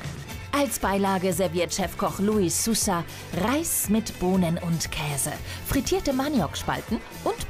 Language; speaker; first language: German; native; German